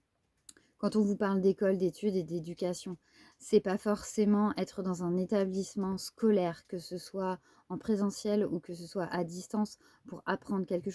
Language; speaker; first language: French; native; French